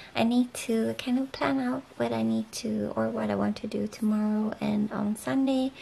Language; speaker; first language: English; non-native, fluent; Swedish